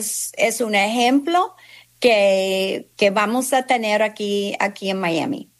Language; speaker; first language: Spanish; non-native, fluent; English